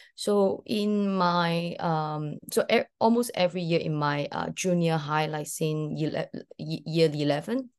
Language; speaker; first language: English; early bilingual, other home language; Cantonese